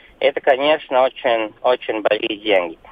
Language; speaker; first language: Russian; non-native, local second language; Latvian